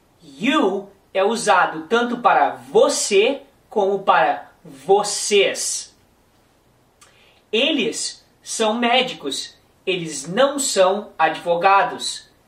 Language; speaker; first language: Portuguese; native; Portuguese